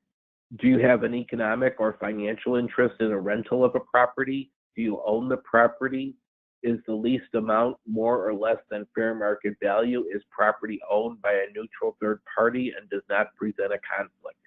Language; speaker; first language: English; native; English